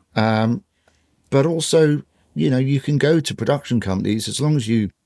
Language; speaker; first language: English; native; English